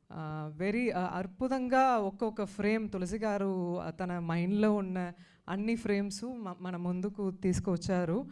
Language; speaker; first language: Telugu; non-native, fluent; Tamil